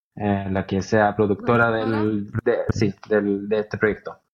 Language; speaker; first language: Spanish; early bilingual, heritage; Norwegian